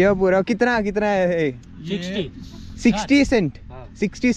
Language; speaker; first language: Hindi; non-native, learner; Malayalam